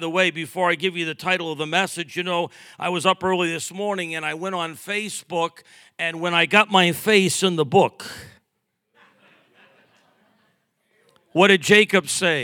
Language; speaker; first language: English; native; English